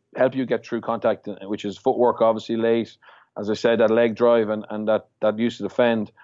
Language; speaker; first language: English; native; English